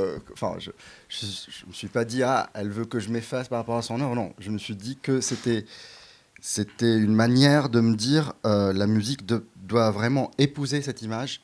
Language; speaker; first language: French; non-native, local second language; Arabic